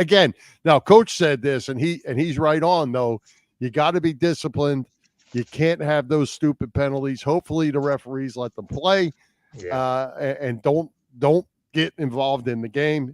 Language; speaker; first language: English; native; English